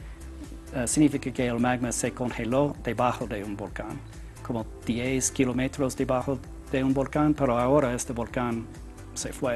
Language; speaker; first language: Spanish; non-native, learner; English